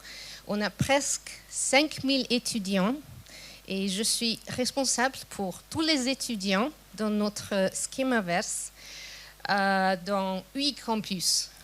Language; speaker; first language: French; non-native, fluent; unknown